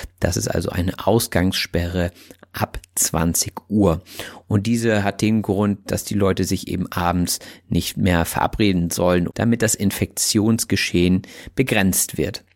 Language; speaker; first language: German; native; German